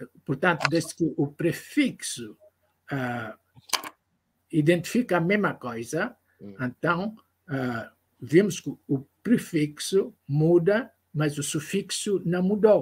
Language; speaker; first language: Portuguese; non-native, local second language; Kongo